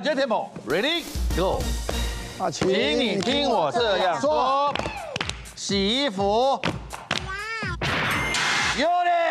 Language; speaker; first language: Chinese; native; Chinese